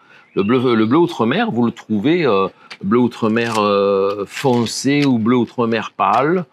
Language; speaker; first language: French; native; French